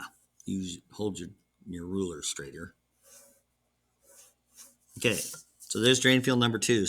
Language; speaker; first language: English; native; English